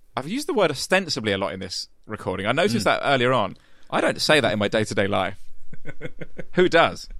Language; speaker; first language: English; native; English